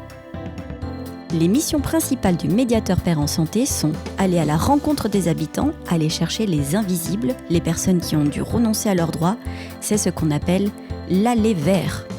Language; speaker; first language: French; native; French